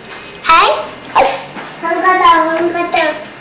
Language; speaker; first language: Cantonese; early bilingual, heritage; Cantonese